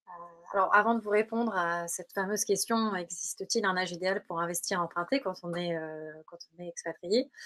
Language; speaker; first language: French; native; French